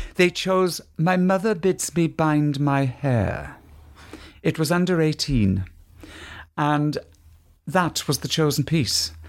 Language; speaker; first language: English; native; English